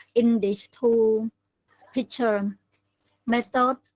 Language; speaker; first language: English; non-native, learner; Khmer